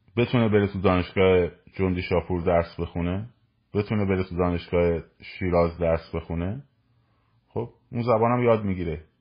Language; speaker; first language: Persian; native; Persian